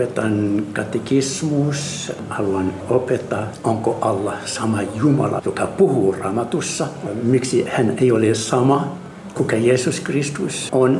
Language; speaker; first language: Finnish; non-native, fluent; Arabic